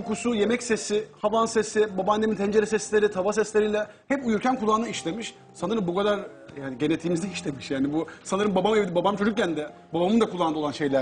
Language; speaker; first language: Turkish; native; Turkish